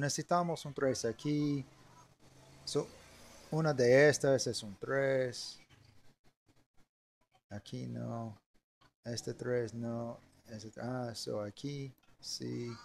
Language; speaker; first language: Spanish; non-native, learner; English